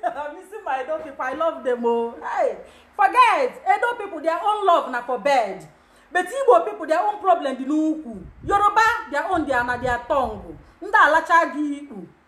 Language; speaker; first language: Nigerian Pidgin; non-native, local second language; Igbo